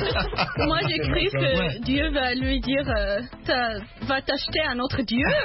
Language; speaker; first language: French; non-native, learner; Arabic